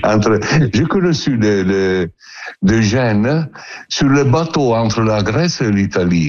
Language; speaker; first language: French; non-native, learner; Italian